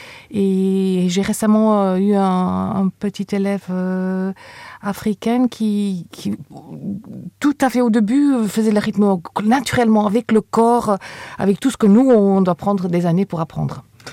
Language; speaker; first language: French; non-native, fluent; Afrikaans